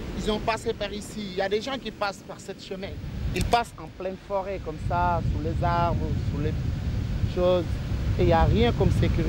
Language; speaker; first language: French; non-native, local second language; Wolof